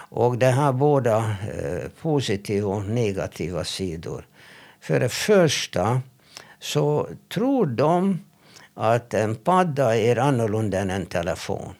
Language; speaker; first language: Swedish; non-native, fluent; Hebrew